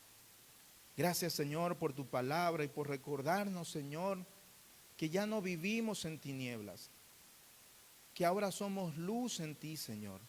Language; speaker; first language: Spanish; native; Spanish